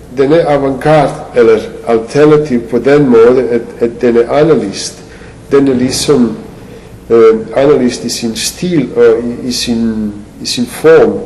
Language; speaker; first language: Danish; non-native, fluent; Serbian